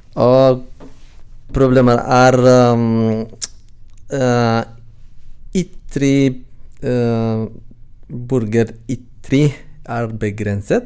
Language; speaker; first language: Norwegian; non-native, learner; Tigrinya